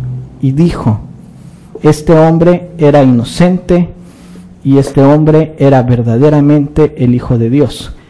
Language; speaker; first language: Spanish; native; Spanish